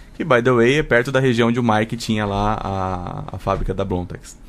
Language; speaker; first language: Portuguese; native; Portuguese